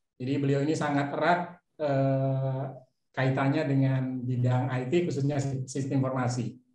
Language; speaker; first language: Indonesian; native; Indonesian